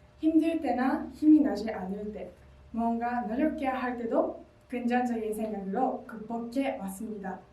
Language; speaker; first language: Korean; non-native, learner; Japanese